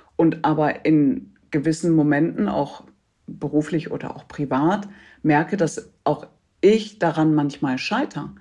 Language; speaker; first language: German; native; German